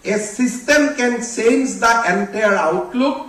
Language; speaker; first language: English; non-native, local second language; Assamese